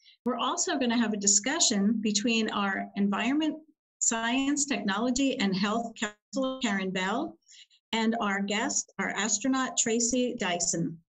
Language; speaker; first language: English; native; English